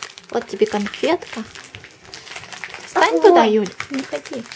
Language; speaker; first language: Russian; native; Russian